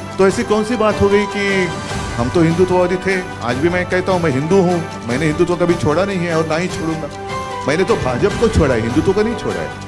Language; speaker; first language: Hindi; non-native, local second language; Marathi